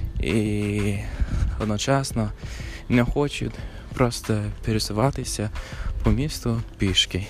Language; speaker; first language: Ukrainian; non-native, fluent; English